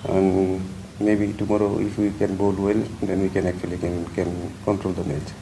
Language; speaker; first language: English; non-native, local second language; Bangla